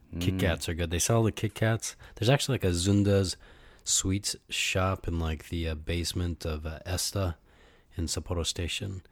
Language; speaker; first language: English; native; English